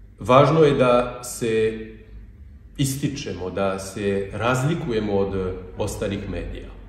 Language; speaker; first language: Bosnian; non-native, fluent; French